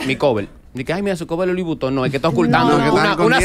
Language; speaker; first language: Spanish; native; Spanish